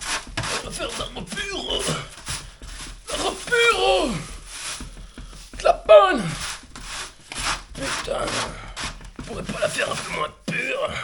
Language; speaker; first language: French; native; French